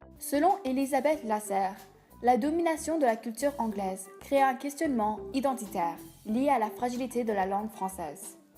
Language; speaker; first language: French; native; French